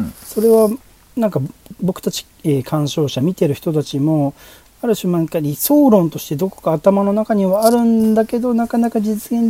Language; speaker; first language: Japanese; native; Japanese